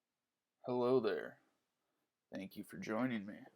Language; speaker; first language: English; native; English